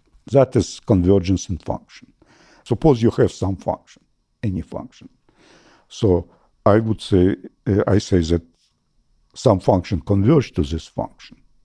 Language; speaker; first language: English; non-native, fluent; Russian